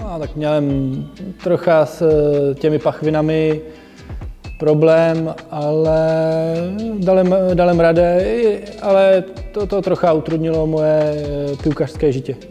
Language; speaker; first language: Polish; non-native, fluent; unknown